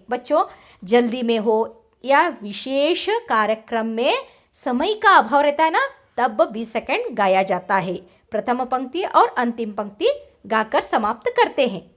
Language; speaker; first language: Hindi; non-native, local second language; Kannada